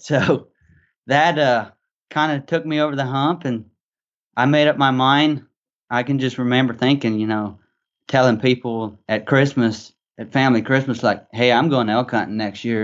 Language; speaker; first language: English; native; English